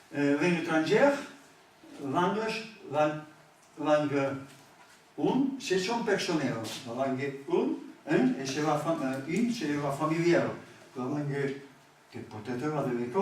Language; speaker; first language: French; non-native, learner; Catalan